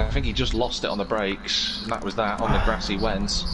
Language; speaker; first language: English; native; English